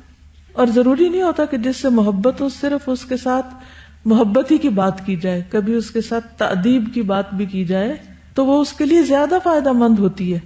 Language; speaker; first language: Urdu; native; Urdu